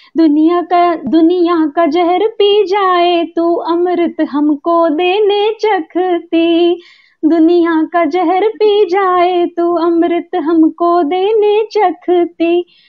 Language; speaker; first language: Hindi; native; Hindi